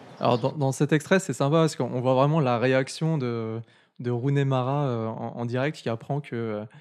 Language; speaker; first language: French; native; French